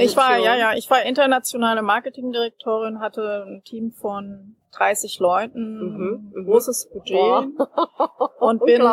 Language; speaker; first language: German; native; German